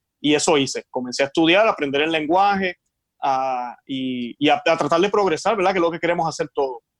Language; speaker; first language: Spanish; native; Spanish